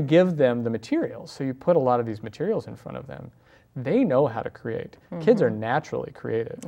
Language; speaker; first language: English; native; English